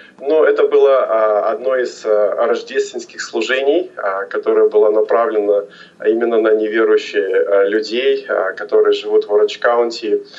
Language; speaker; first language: Russian; native; Russian